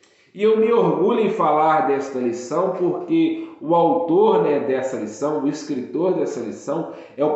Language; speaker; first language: Portuguese; native; Portuguese